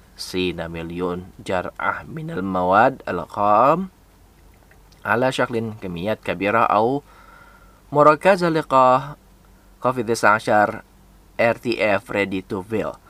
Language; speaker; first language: Arabic; non-native, fluent; Indonesian